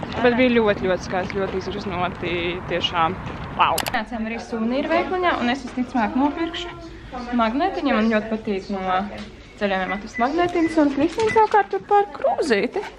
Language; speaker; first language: Latvian; native; Latvian